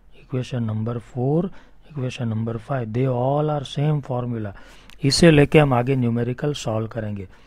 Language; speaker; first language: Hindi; non-native, local second language; Gujarati